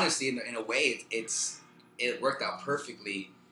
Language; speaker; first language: English; early bilingual, other home language; Spanish